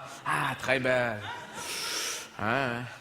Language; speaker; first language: French; non-native, fluent; English